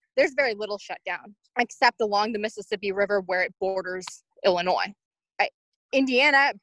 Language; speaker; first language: English; native; English